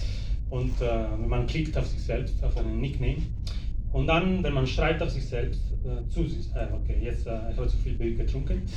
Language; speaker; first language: German; non-native, fluent; Italian